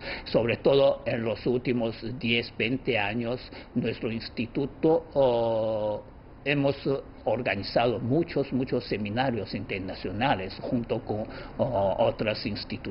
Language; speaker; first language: Spanish; non-native, fluent; Chinese